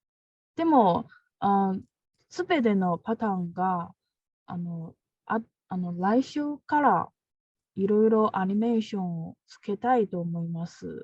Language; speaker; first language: Japanese; non-native, learner; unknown